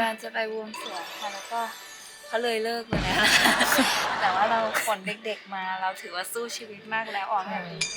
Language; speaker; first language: Thai; native; Thai